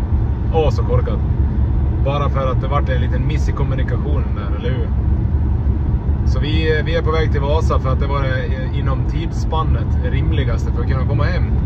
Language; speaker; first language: Swedish; native; Swedish